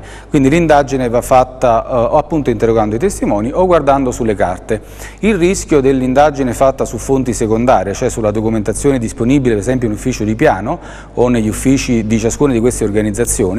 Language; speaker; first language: Italian; native; Italian